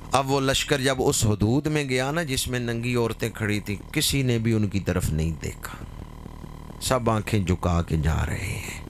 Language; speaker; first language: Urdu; non-native, local second language; Punjabi